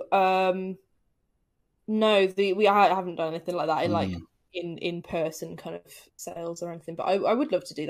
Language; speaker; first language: English; native; English